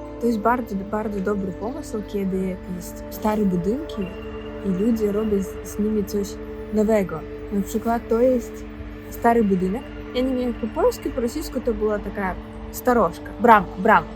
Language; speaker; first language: Polish; non-native, learner; Russian